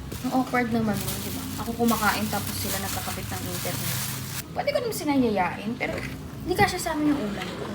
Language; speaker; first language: Filipino; native; Filipino